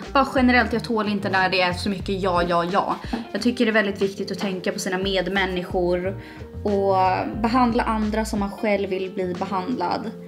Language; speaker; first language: Swedish; native; Swedish